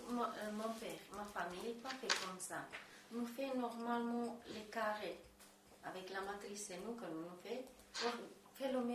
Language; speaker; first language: French; non-native, learner; Romanian